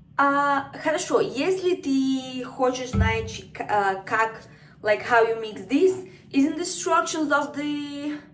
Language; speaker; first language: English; non-native, fluent; Spanish